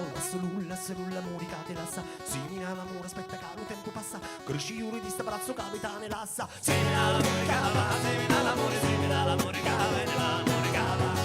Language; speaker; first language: Italian; native; Italian